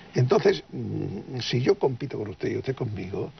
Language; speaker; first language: Spanish; native; Spanish